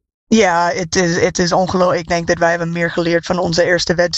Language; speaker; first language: Dutch; non-native, fluent; English